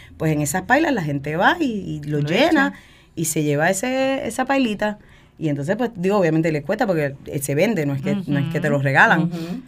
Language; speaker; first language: Spanish; native; Spanish